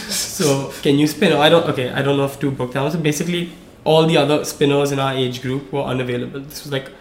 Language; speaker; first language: English; non-native, local second language; Hindi